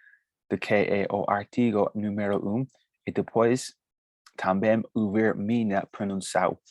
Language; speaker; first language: Portuguese; non-native, fluent; Spanish